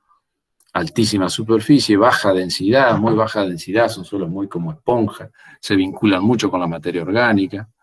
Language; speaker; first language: Spanish; native; Spanish